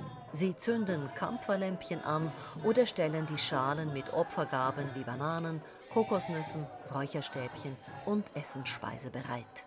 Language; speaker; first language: German; native; German